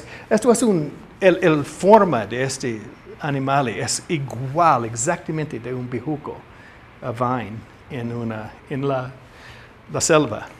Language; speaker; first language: Spanish; non-native, learner; English